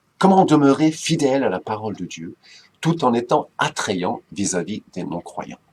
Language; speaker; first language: French; native; French